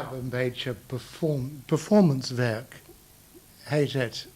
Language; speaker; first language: Dutch; non-native, learner; English